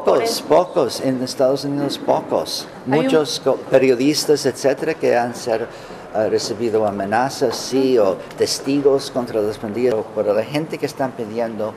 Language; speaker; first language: Spanish; non-native, fluent; English